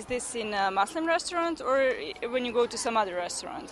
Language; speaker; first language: English; non-native, fluent; Serbian